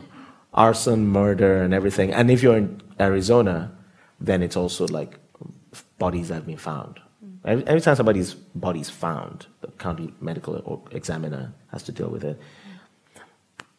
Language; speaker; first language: English; non-native, local second language; Yoruba